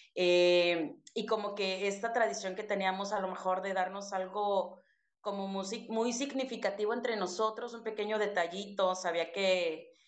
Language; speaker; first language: Spanish; native; Spanish